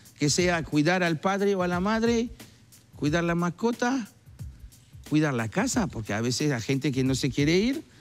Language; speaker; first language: Spanish; non-native, fluent; French